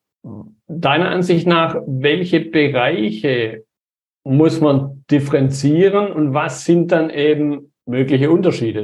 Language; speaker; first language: German; native; German